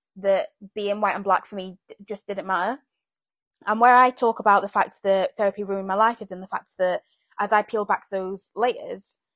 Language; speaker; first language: English; early bilingual, other home language; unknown